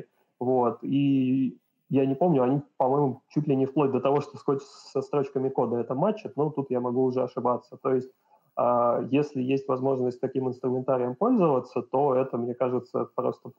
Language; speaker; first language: Russian; native; Russian